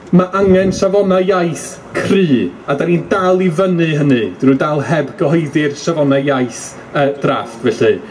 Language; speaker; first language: Welsh; native; Welsh